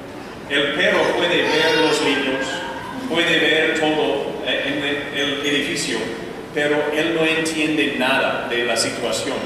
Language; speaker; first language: Spanish; non-native, fluent; English